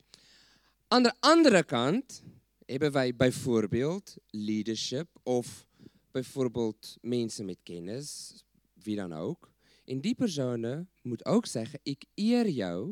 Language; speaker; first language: Dutch; non-native, fluent; English